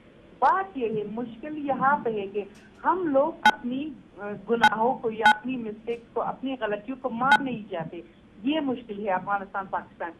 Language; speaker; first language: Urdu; non-native, fluent; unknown